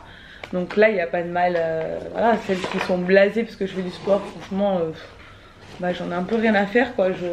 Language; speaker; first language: French; native; French